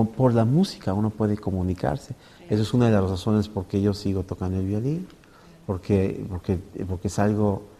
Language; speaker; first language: Spanish; native; Spanish